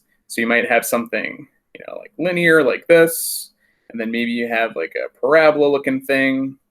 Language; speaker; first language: English; native; English